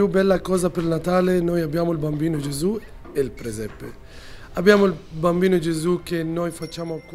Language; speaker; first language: Italian; non-native, learner; Arabic